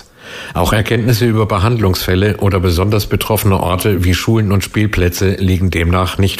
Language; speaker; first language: German; native; German